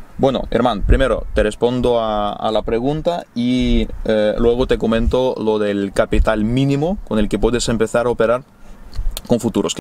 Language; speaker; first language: Spanish; non-native, fluent; Ukrainian